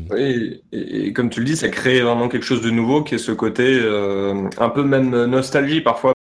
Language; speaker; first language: French; native; French